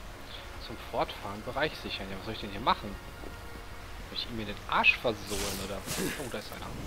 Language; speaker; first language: German; native; German